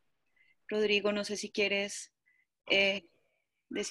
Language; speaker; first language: Spanish; native; Spanish